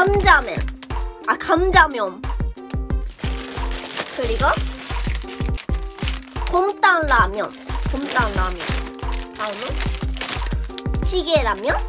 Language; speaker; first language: Korean; non-native, learner; Japanese